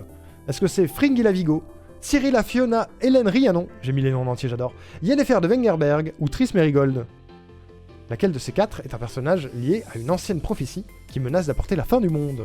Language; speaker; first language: French; native; French